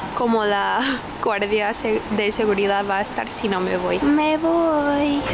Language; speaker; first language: Spanish; non-native, fluent; English